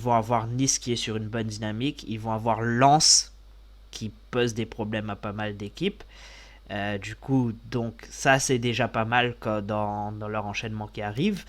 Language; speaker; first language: French; native; French